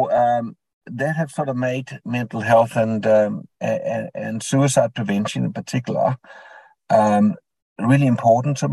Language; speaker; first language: English; non-native, fluent; Danish